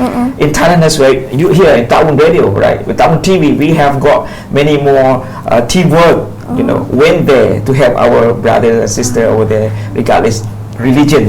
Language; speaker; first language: English; non-native, fluent; Pattani Malay